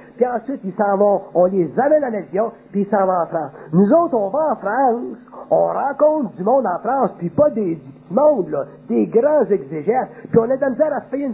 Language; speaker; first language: French; native; French